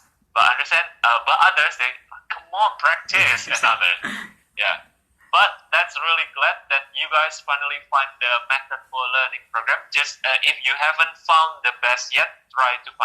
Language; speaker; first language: English; non-native, fluent; Indonesian